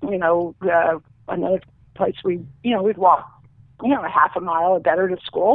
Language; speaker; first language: English; native; English